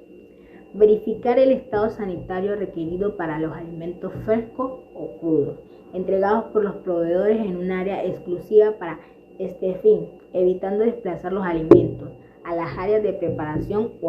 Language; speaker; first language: Spanish; native; Spanish